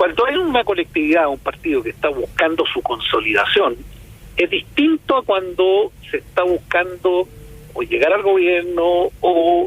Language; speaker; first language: Spanish; native; Spanish